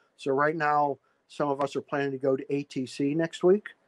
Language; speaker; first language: English; native; English